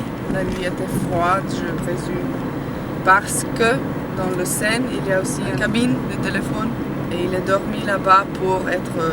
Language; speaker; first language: French; non-native, fluent; Slovenian